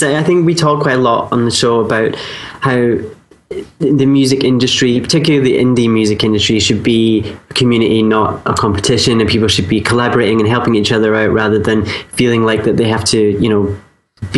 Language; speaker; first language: English; native; English